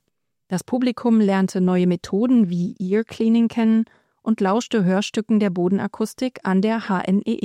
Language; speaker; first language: German; native; German